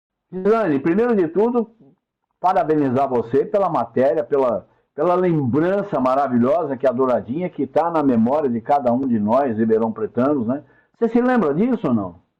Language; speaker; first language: Portuguese; native; Portuguese